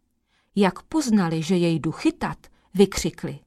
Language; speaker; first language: Czech; native; Czech